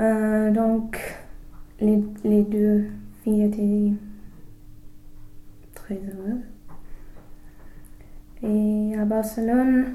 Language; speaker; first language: French; non-native, learner; English